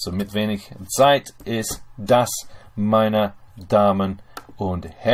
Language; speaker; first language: German; non-native, fluent; English